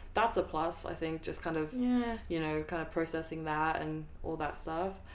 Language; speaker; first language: English; native; English